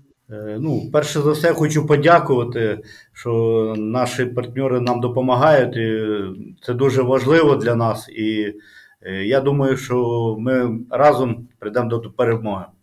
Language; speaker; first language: Polish; non-native, learner; Ukrainian